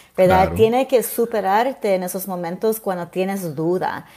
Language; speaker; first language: Spanish; early bilingual, heritage; Spanish